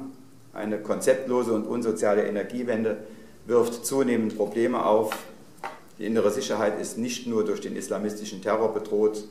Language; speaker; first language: German; native; German